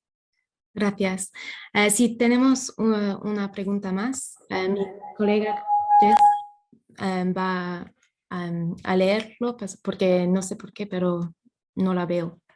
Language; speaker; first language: Spanish; non-native, fluent; English